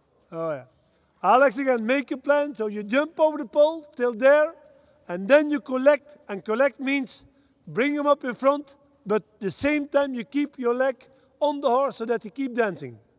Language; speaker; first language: English; non-native, fluent; Dutch